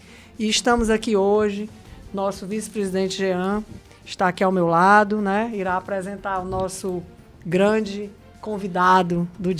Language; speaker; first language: Portuguese; native; Portuguese